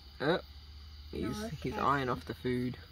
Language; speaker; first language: English; native; English